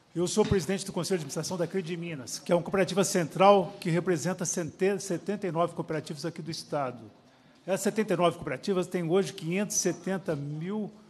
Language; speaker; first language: Portuguese; native; Portuguese